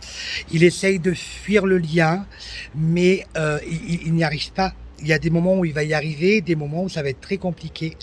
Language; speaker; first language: French; native; French